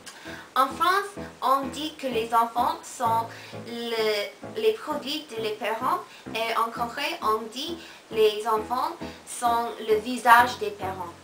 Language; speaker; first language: French; non-native, learner; Korean